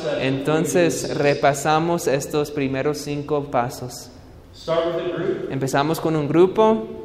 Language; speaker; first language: Spanish; non-native, learner; English